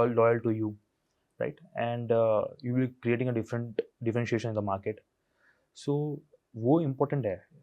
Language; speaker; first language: Hindi; non-native, local second language; Gujarati